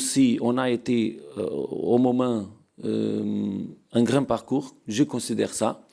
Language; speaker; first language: French; non-native, learner; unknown